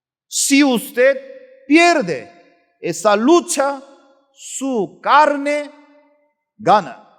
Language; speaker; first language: Spanish; non-native, fluent; Korean